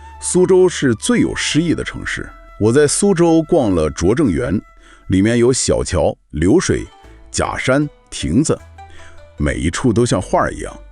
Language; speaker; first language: Chinese; non-native, fluent; English